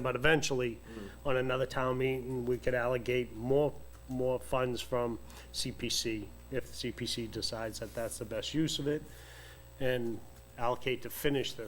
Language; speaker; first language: English; native; English